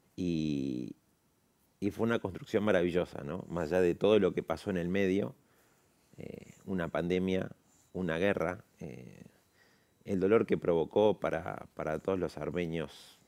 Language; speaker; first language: Spanish; native; Spanish